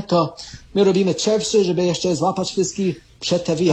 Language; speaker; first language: Polish; early bilingual, heritage; Polish